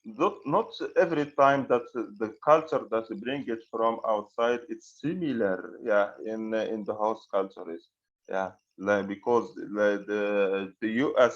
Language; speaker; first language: English; non-native, fluent; Arabic